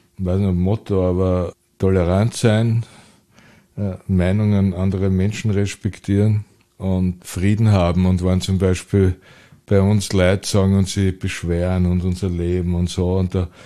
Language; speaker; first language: German; native; German